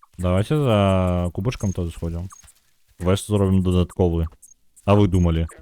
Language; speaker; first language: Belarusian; non-native, local second language; Russian